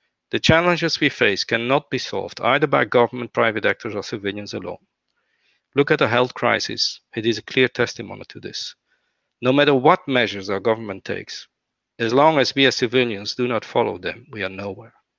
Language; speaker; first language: English; non-native, fluent; Dutch